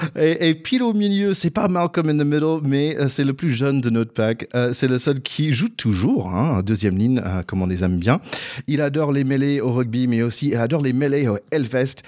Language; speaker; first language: French; non-native, fluent; English